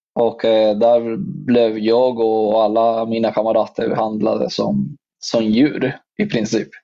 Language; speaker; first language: Swedish; non-native, fluent; Spanish